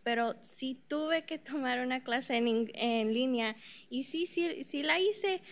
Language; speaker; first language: Spanish; early bilingual, heritage; Spanish